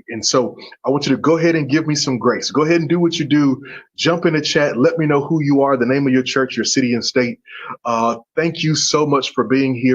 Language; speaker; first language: English; native; English